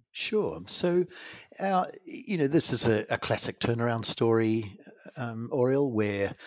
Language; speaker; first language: English; native; English